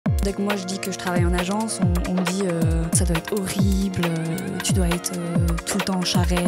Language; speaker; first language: French; native; French